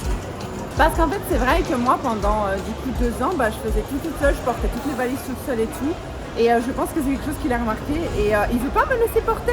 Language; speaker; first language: French; native; French